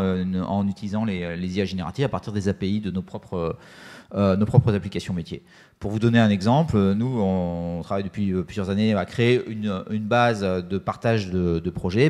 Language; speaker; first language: French; native; French